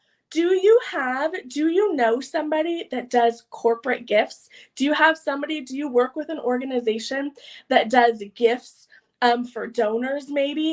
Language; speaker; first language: English; native; English